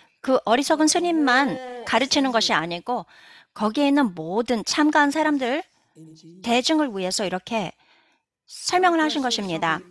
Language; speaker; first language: Korean; native; Korean